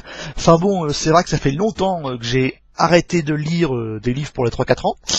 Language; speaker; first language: French; native; French